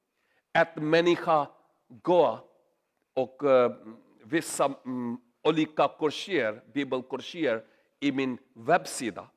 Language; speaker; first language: Swedish; non-native, learner; Urdu